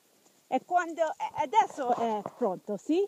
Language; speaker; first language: Italian; non-native, learner; English